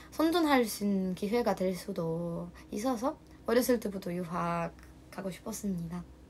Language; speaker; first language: Korean; non-native, learner; Russian